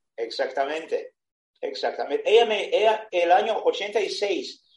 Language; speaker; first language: Spanish; non-native, fluent; Serbian